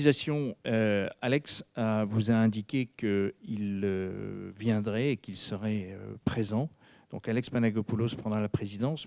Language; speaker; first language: French; native; French